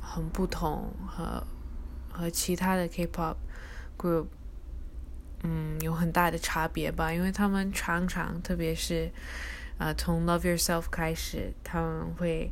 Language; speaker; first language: Chinese; early bilingual, heritage; Chinese